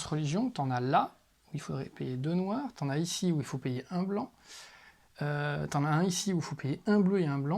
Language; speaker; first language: French; native; French